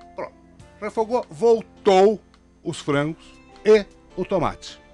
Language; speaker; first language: Portuguese; native; Portuguese